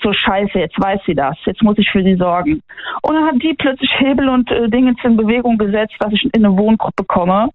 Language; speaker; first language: German; native; German